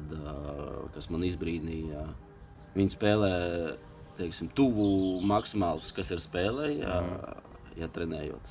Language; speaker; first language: Latvian; non-native, local second language; Russian